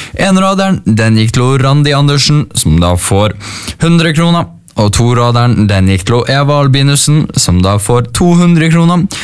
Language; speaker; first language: Norwegian; native; Norwegian